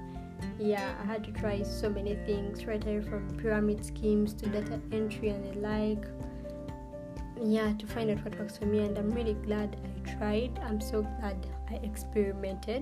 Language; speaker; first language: English; non-native, local second language; Ganda